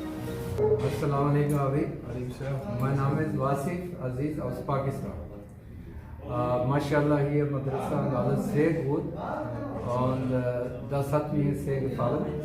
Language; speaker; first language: German; non-native, learner; Urdu